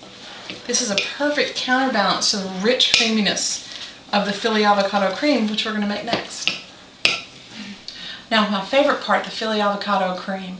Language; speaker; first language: English; native; English